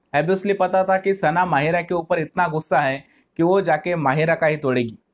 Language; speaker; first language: Hindi; non-native, local second language; Marathi